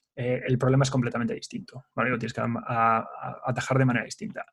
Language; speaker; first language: Spanish; native; Spanish